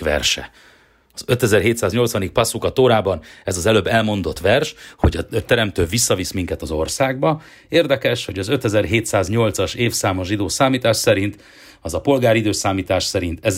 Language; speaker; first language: Hungarian; native; Hungarian